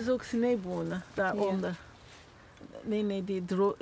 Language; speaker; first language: Dutch; non-native, learner; Turkish